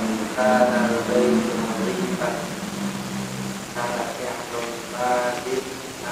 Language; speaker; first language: Arabic; non-native, fluent; Indonesian